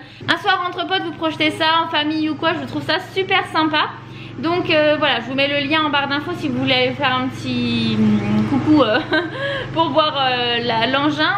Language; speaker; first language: French; native; French